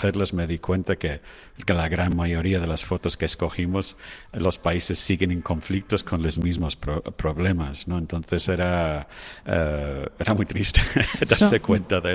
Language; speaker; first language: Spanish; non-native, fluent; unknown